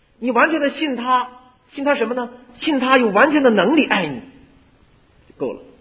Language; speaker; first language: Chinese; native; Chinese